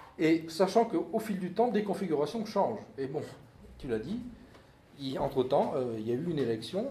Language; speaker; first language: French; native; French